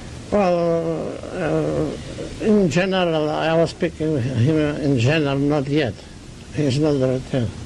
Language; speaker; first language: English; non-native, learner; Russian